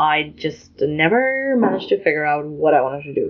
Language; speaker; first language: English; non-native, local second language; Urdu